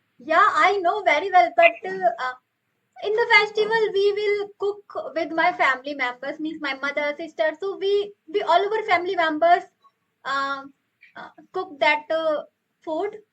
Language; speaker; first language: English; non-native, local second language; Hindi